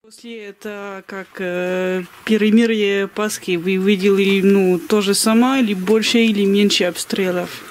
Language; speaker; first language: Russian; non-native, learner; French